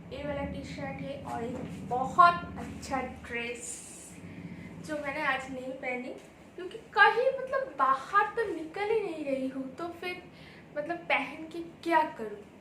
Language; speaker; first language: Hindi; non-native, local second language; Bangla